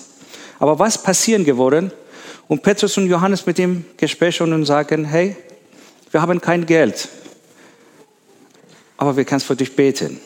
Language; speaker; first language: German; non-native, learner; Persian